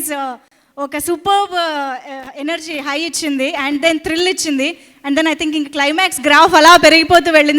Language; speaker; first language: Telugu; native; Telugu